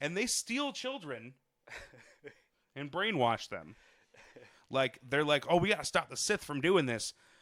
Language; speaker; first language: English; native; English